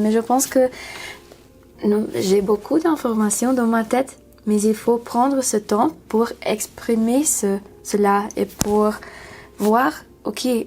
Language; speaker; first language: French; non-native, learner; English